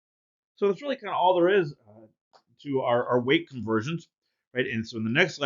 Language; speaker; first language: English; native; English